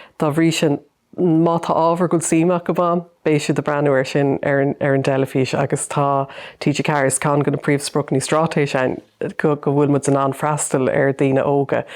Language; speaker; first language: Irish; native; Irish